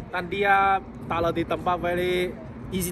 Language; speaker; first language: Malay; non-native, learner; Chinese